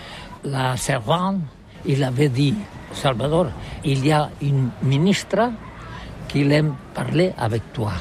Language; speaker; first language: French; non-native, learner; Catalan